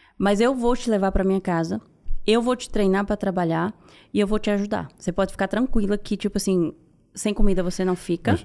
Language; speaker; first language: Portuguese; native; Portuguese